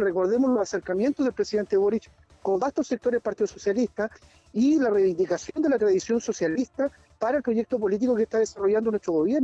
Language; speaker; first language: Spanish; native; Spanish